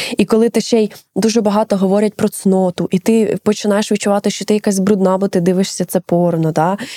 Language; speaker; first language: Ukrainian; native; Ukrainian